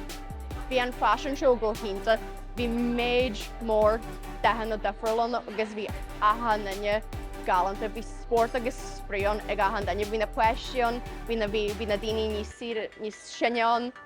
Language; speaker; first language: Irish; non-native, fluent; Polish